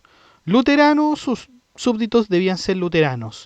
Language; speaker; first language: Spanish; native; Spanish